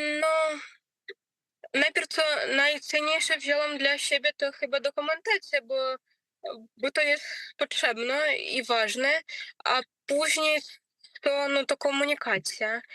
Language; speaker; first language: Polish; non-native, learner; Ukrainian